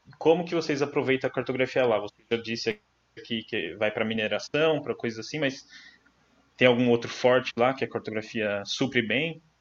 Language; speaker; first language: Portuguese; native; Portuguese